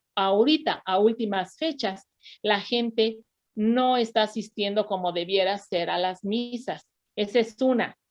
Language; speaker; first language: Spanish; native; Spanish